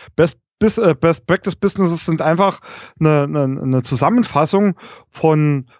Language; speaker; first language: German; native; German